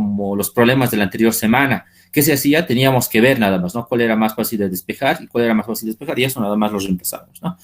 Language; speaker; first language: Spanish; native; Spanish